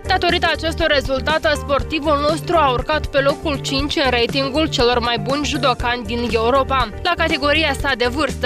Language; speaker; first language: Romanian; native; Romanian